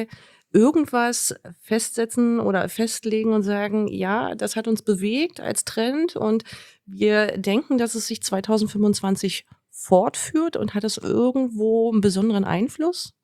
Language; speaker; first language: German; native; German